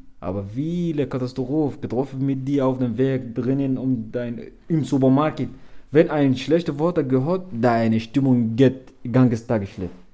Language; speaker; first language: German; non-native, learner; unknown